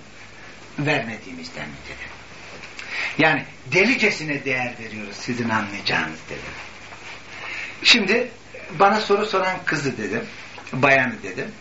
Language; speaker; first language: Turkish; native; Turkish